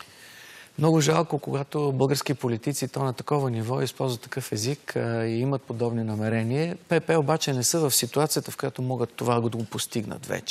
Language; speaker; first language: Bulgarian; native; Bulgarian